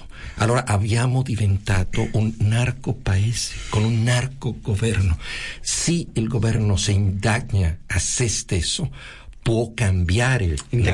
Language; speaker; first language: Italian; non-native, fluent; Spanish